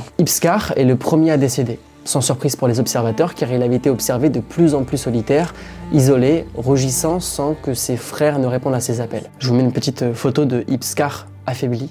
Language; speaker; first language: French; native; French